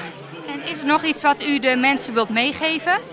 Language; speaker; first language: Dutch; native; Dutch